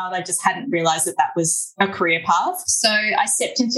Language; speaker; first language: English; native; English